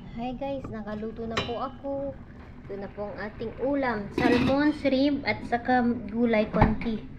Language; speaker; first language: Filipino; non-native, local second language; Iloko